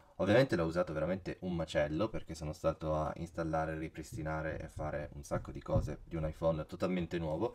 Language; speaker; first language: Italian; native; Italian